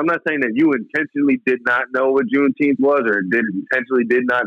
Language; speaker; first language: English; native; English